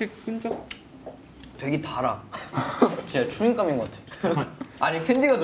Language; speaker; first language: Korean; native; Korean